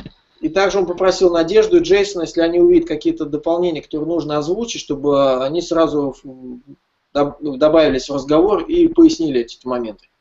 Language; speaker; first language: Russian; native; Russian